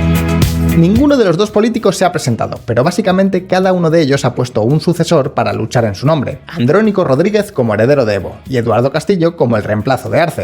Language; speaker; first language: Spanish; native; Spanish